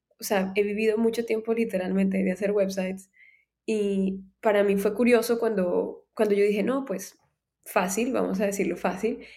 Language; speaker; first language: Spanish; native; Spanish